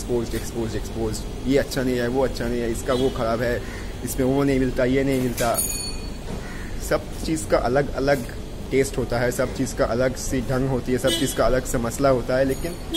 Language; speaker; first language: Hindi; non-native, local second language; Bangla